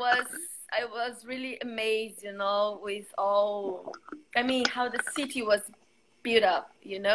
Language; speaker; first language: English; non-native, fluent; Portuguese